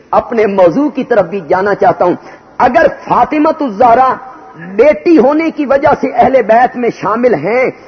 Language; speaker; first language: Urdu; non-native, local second language; Punjabi